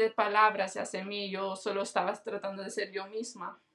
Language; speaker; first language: Spanish; early bilingual, heritage; Spanish